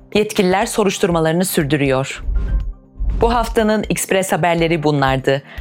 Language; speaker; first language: Turkish; early bilingual, heritage; Turkish